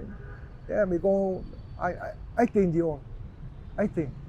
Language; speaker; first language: English; non-native, learner; Vietnamese